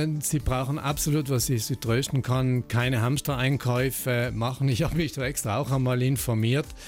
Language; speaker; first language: German; native; German